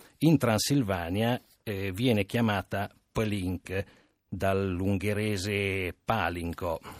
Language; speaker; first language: Italian; non-native, fluent; Romanian